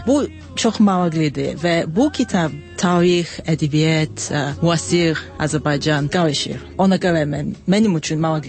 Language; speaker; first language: Azerbaijani; non-native, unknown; English